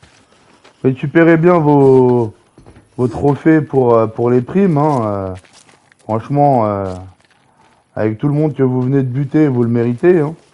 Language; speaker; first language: French; native; French